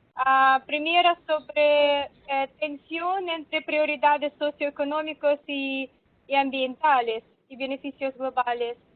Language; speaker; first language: Spanish; non-native, fluent; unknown